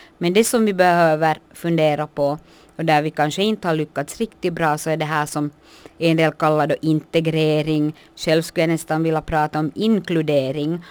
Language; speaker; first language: Swedish; native; Swedish